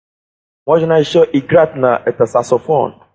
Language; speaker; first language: Russian; non-native, fluent; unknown